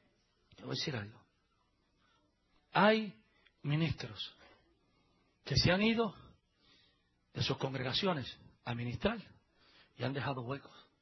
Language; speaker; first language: Spanish; native; Spanish